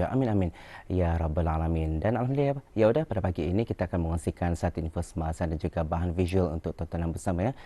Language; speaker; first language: Malay; native; Malay